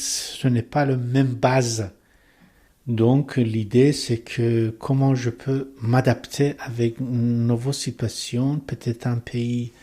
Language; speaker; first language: French; non-native, learner; Persian